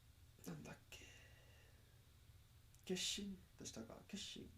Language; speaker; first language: Japanese; non-native, learner; Spanish